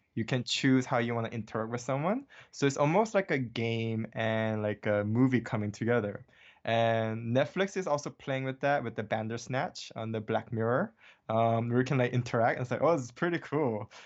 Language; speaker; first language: English; early bilingual, other home language; Korean